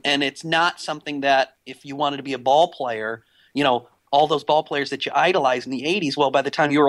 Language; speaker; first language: English; native; English